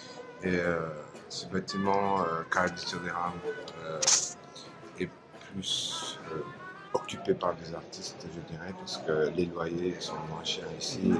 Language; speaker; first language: French; non-native, fluent; Turkish